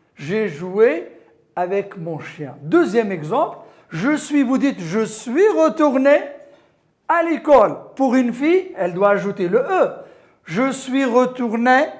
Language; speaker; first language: French; non-native, local second language; Arabic